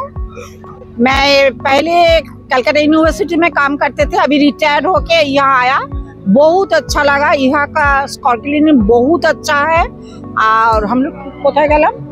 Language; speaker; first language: Hindi; non-native, local second language; Bangla